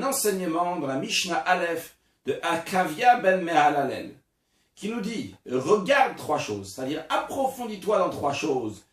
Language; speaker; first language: French; native; French